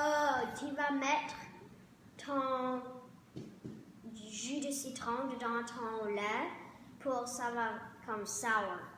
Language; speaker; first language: French; non-native, learner; English